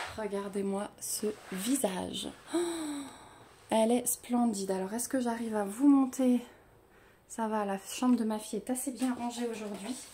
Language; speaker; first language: French; native; French